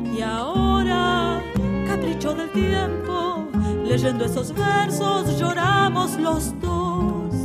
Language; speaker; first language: French; non-native, fluent; Spanish